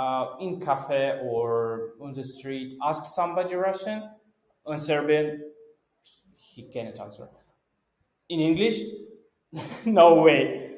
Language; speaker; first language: English; non-native, fluent; Russian